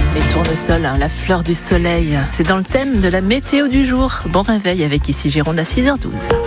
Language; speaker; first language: French; native; French